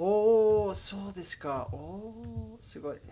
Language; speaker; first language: Japanese; non-native, learner; English